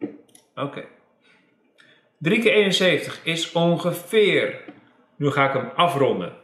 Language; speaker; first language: Dutch; native; Dutch